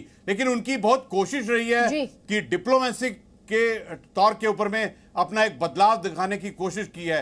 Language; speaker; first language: Hindi; native; Hindi